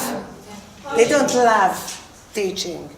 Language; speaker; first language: English; non-native, fluent; Hungarian